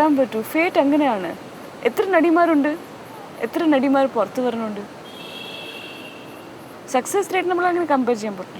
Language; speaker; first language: Malayalam; non-native, fluent; Tamil